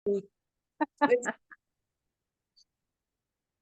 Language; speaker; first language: Spanish; native; Spanish